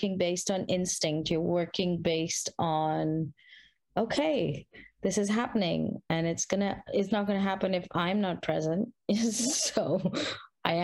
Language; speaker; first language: English; non-native, local second language; Hindi